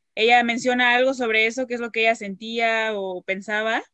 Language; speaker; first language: Spanish; native; Spanish